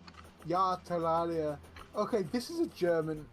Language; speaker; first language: English; native; English